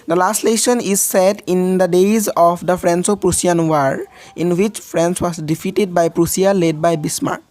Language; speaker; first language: English; non-native, local second language; Assamese